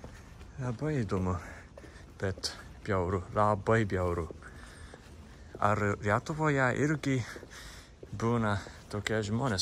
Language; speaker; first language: Lithuanian; non-native, fluent; Japanese